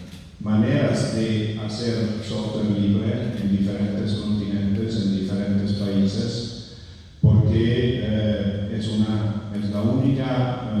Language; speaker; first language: Spanish; non-native, fluent; Italian